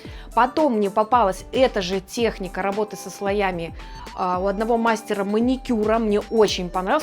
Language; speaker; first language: Russian; native; Russian